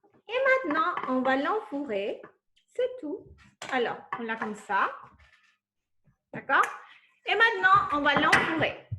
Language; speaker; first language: French; non-native, fluent; Spanish